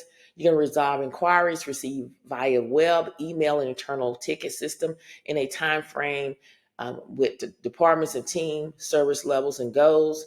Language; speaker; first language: English; native; English